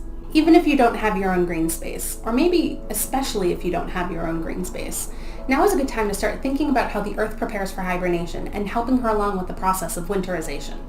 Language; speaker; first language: English; native; English